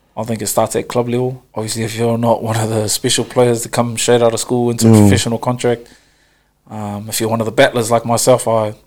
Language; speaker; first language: English; native; English